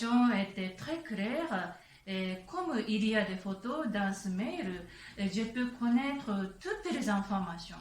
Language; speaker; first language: French; non-native, learner; Japanese